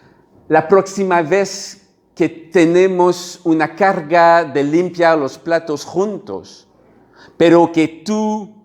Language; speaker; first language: Spanish; non-native, learner; French